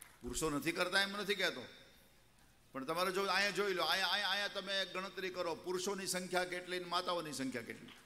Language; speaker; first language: Gujarati; non-native, local second language; Kachhi